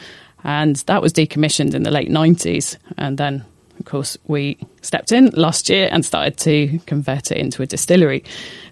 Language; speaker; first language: English; native; English